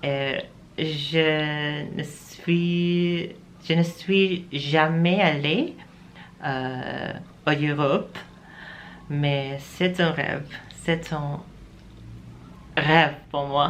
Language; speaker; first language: French; non-native, learner; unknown